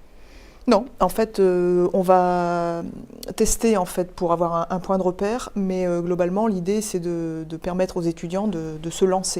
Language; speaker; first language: French; native; French